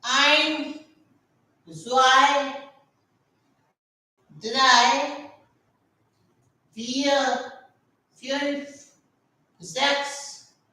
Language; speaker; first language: German; non-native, learner; Hindi